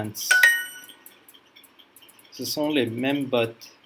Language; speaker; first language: French; non-native, learner; English